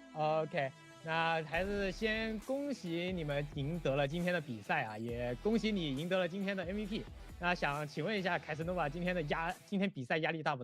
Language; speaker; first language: Chinese; native; Chinese